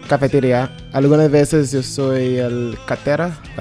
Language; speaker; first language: Spanish; non-native, learner; English